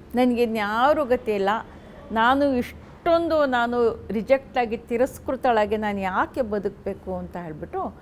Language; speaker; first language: Kannada; non-native, local second language; Urdu